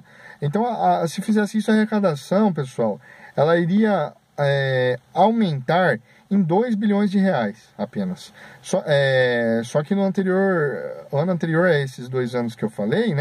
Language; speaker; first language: Portuguese; native; Portuguese